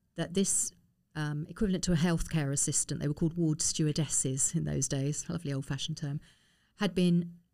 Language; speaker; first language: English; native; English